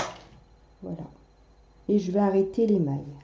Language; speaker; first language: French; native; French